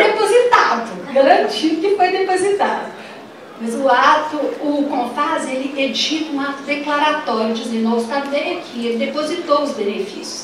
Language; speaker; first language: Portuguese; native; Portuguese